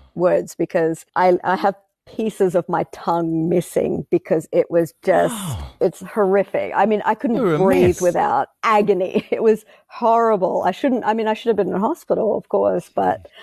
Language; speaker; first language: English; native; English